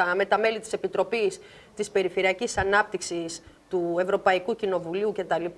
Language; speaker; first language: Greek; non-native, fluent; German